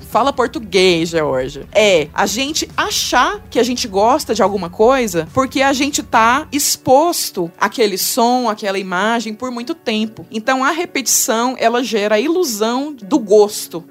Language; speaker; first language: Portuguese; native; Portuguese